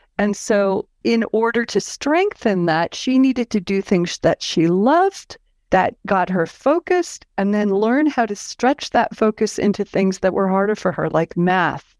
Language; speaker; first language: English; native; English